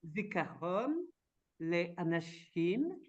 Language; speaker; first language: Hebrew; non-native, learner; French